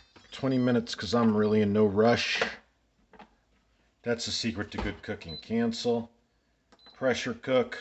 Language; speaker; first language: English; native; English